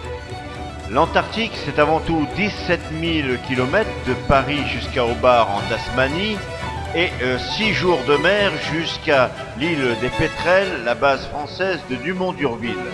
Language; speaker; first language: French; native; French